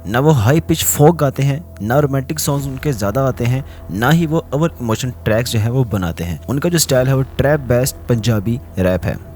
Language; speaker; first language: Urdu; native; Urdu